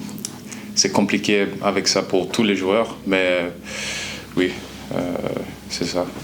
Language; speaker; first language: French; non-native, learner; Swedish